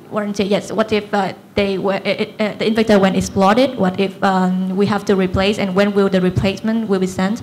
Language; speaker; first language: English; non-native, fluent; Vietnamese